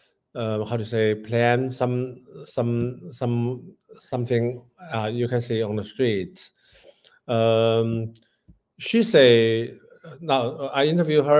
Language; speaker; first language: English; non-native, learner; Chinese